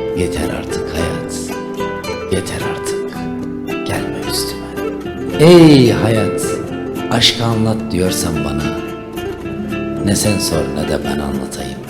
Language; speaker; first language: Turkish; native; Turkish